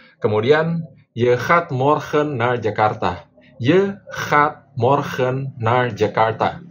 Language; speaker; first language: Dutch; non-native, fluent; Indonesian